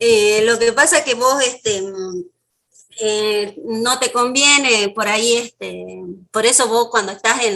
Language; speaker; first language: Spanish; native; Spanish